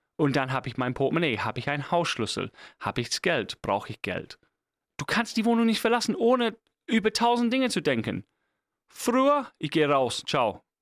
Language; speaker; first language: German; non-native, fluent; English